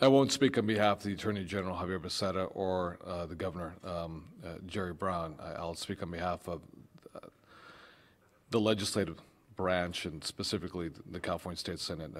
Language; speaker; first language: English; early bilingual, other home language; Spanish